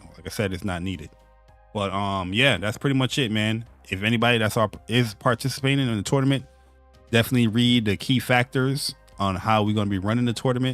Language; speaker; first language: English; native; English